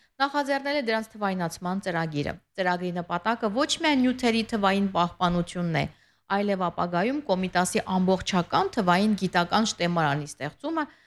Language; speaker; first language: Armenian; native; Armenian